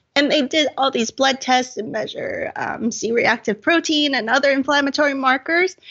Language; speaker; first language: English; non-native, local second language; Cantonese